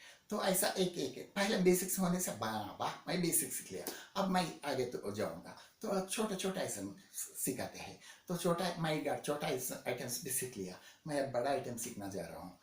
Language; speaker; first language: Hindi; non-native, local second language; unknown